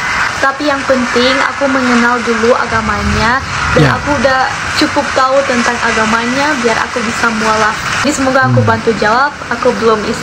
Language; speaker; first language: Indonesian; non-native, fluent; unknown